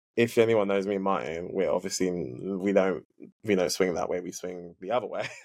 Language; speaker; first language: English; native; English